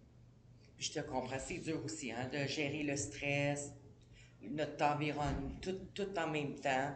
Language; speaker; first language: French; native; French